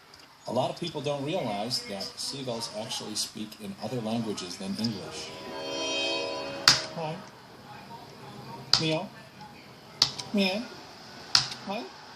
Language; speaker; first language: English; native; English